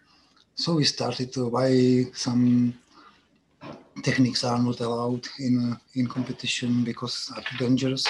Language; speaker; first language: English; non-native, learner; Czech